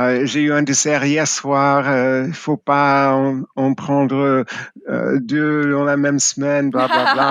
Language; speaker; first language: French; non-native, fluent; English